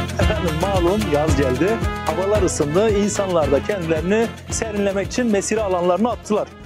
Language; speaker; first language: Turkish; native; Turkish